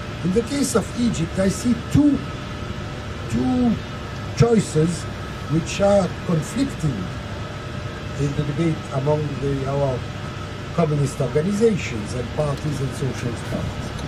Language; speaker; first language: English; non-native, fluent; Arabic